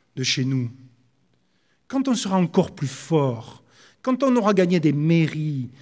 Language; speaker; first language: French; native; French